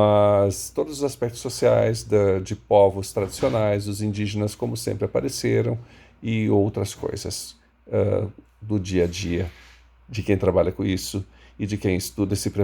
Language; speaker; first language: Portuguese; native; Portuguese